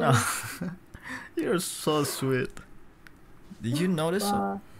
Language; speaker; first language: English; non-native, fluent; Indonesian